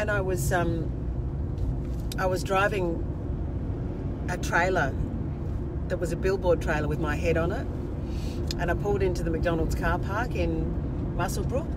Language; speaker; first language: English; native; English